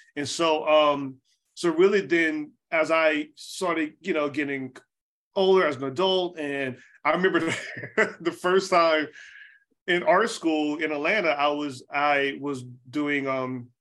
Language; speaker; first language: English; native; English